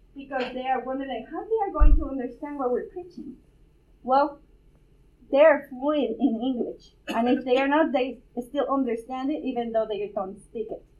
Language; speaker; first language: English; non-native, fluent; Spanish